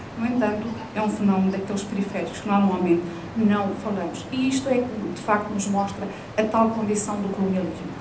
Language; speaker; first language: Portuguese; native; Portuguese